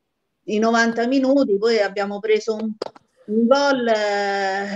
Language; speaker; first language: Italian; native; Italian